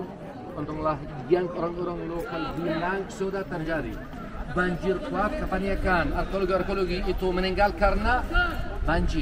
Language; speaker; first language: Indonesian; non-native, learner; Arabic